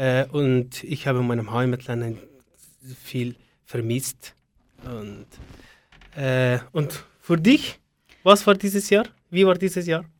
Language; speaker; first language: German; non-native, learner; Persian